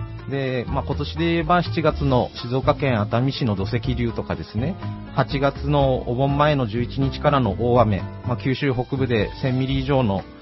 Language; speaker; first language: Japanese; native; Japanese